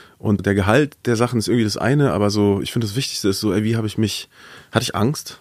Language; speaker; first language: German; native; German